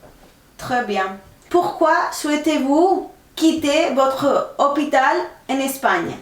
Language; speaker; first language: French; non-native, fluent; Spanish